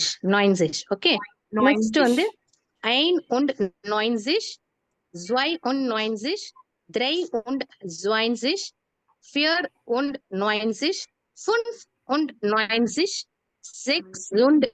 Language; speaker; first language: German; non-native, fluent; Tamil